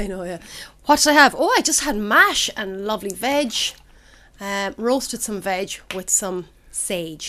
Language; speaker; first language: English; native; English